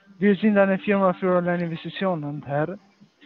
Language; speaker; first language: German; non-native, learner; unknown